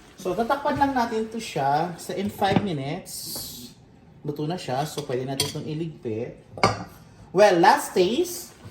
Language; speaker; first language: Filipino; non-native, local second language; Cebuano